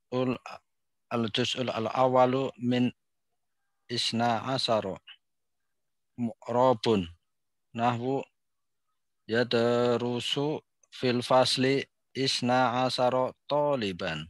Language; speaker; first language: Arabic; non-native, learner; Indonesian